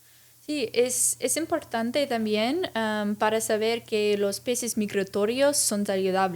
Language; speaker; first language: Spanish; early bilingual, heritage; English